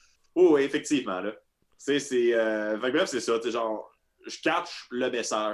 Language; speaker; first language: French; native; French